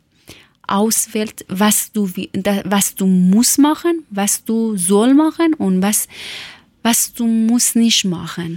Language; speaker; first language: German; non-native, fluent; Persian